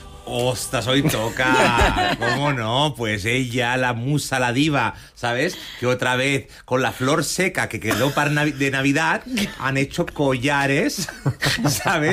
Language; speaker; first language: Spanish; native; Spanish